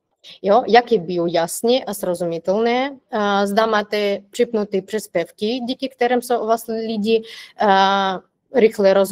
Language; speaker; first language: Czech; non-native, fluent; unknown